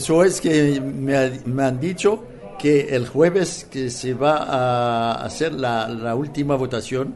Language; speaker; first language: Spanish; non-native, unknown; French